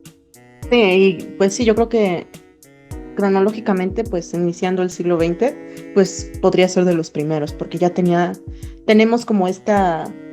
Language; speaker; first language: Spanish; native; Spanish